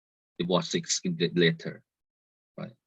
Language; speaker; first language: English; non-native, learner; Thai